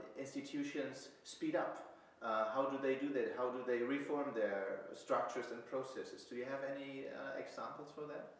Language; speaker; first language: English; non-native, fluent; German